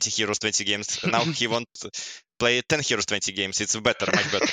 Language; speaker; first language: English; non-native, learner; Russian